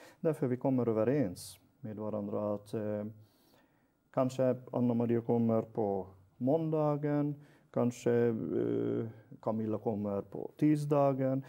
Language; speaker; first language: Swedish; non-native, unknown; Hungarian